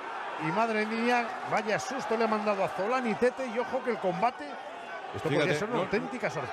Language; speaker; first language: Spanish; native; Spanish